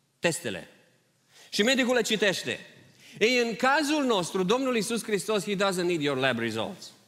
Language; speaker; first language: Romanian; early bilingual, heritage; Romanian